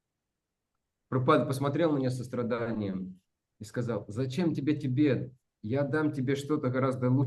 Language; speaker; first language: Russian; native; Russian